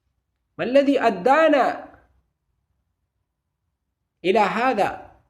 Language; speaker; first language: Arabic; non-native, fluent; Urdu